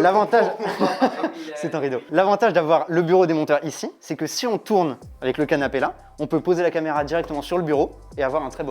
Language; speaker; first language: French; native; French